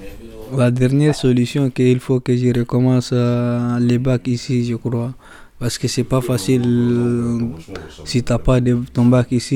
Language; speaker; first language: French; non-native, fluent; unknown